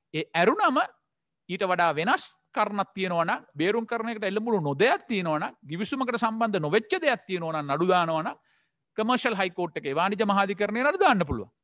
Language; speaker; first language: Sinhala; non-native, local second language; Tamil